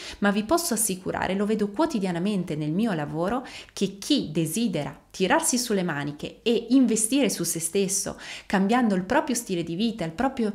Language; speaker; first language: Italian; native; Italian